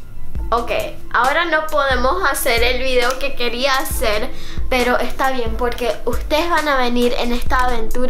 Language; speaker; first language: Spanish; early bilingual, heritage; Spanish